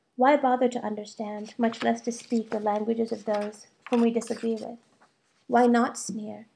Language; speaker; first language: English; early bilingual, other home language; Malayalam